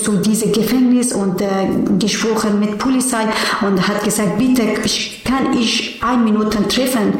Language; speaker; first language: German; non-native, learner; Persian